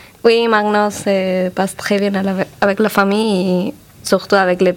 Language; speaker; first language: French; non-native, learner; Spanish